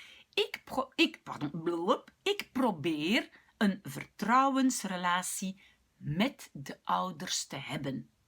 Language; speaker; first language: Dutch; non-native, local second language; French